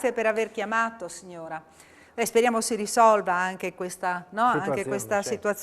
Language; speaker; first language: Italian; native; Italian